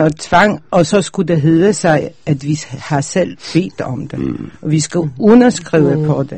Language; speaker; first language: Danish; non-native, fluent; Polish